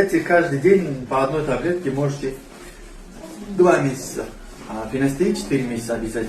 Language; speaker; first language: Russian; non-native, learner; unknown